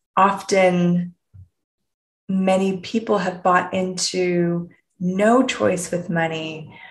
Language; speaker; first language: English; native; English